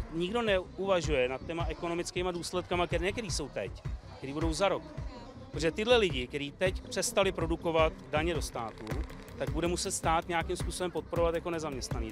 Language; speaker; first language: Czech; native; Czech